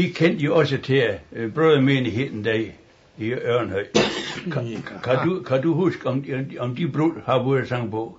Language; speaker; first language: Danish; native; Danish